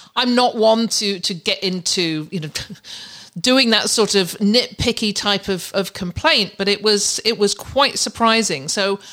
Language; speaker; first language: English; native; English